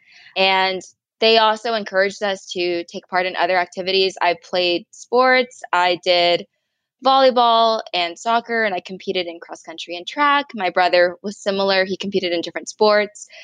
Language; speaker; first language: English; native; English